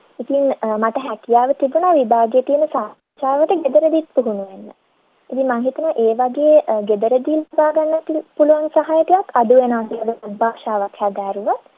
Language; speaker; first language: Sinhala; early bilingual, heritage; Sinhala